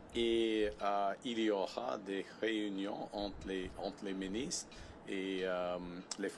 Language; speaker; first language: French; non-native, local second language; English